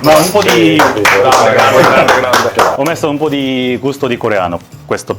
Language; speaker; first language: Italian; non-native, learner; Korean